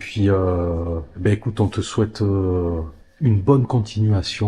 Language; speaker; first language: French; native; French